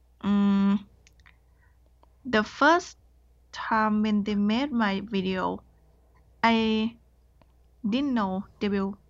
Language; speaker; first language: English; non-native, learner; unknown